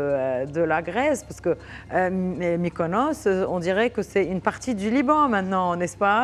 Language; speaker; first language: French; non-native, local second language; Arabic